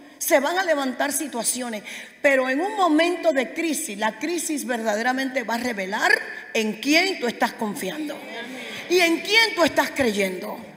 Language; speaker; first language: Spanish; native; Spanish